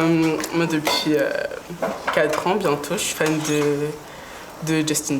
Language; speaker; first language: French; native; French